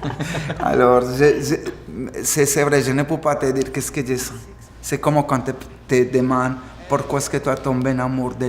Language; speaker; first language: French; non-native, fluent; Spanish